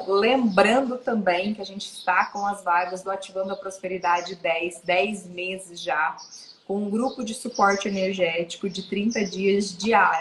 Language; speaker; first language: Portuguese; native; Portuguese